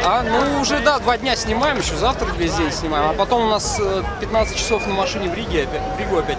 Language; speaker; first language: Russian; native; Russian